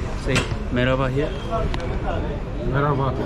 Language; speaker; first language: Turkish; non-native, learner; Korean